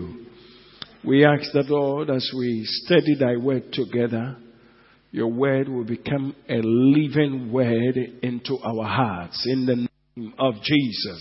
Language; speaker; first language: English; non-native, local second language; Igbo